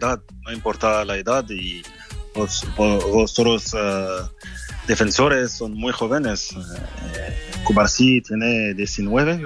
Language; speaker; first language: Spanish; non-native, fluent; French